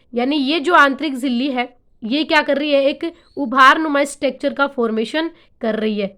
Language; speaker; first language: Hindi; native; Hindi